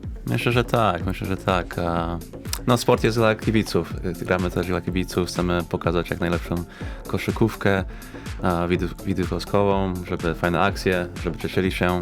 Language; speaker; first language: Polish; early bilingual, heritage; English